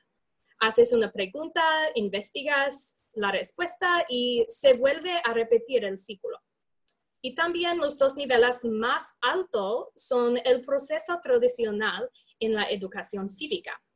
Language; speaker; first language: Spanish; non-native, fluent; English